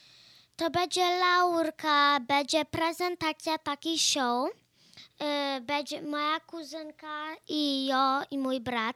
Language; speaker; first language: Polish; early bilingual, heritage; Polish